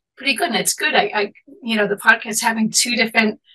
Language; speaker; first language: English; native; English